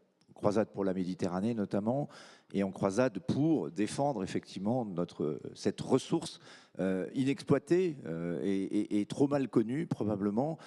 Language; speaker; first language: French; native; French